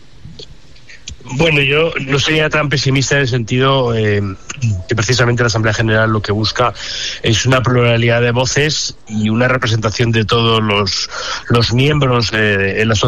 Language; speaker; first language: Spanish; native; Spanish